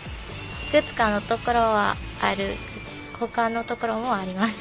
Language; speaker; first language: Japanese; non-native, learner; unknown